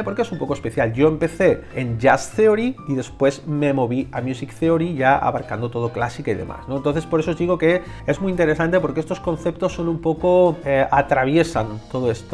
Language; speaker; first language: Spanish; native; Spanish